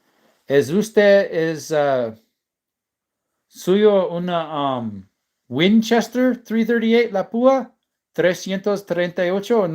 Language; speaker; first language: Spanish; non-native, learner; English